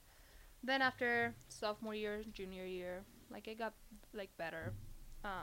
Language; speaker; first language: English; non-native, fluent; Spanish